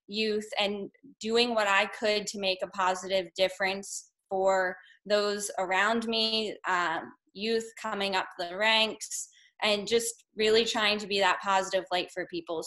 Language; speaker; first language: English; native; English